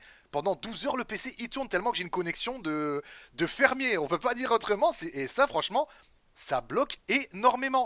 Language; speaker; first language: French; native; French